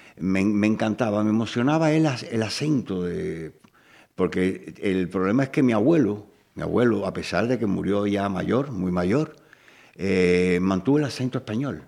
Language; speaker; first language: Spanish; native; Spanish